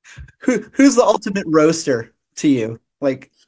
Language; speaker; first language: English; native; English